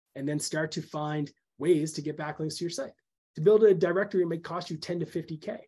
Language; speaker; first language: English; native; English